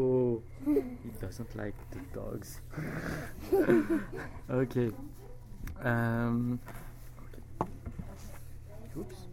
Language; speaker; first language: English; non-native, fluent; French